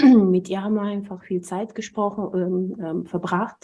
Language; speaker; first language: German; non-native, fluent; Amharic